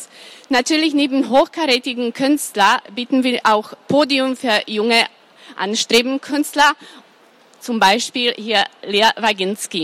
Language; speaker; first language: German; non-native, fluent; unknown